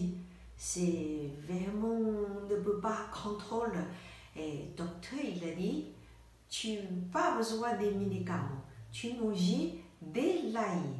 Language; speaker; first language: French; non-native, learner; Chinese